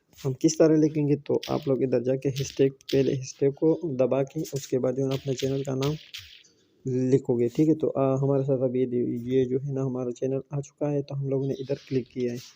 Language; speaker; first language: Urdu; non-native, local second language; Pashto